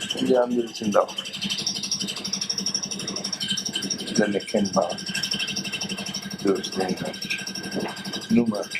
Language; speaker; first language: German; non-native, learner; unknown